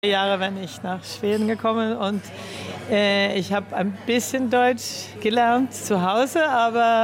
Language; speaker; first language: German; early bilingual, heritage; German